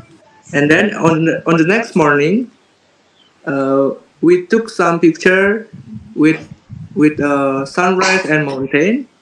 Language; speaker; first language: English; non-native, learner; Indonesian